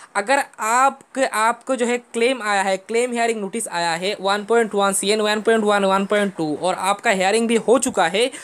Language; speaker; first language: Hindi; non-native, local second language; Bangla